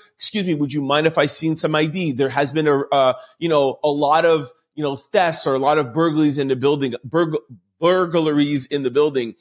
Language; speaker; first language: English; native; English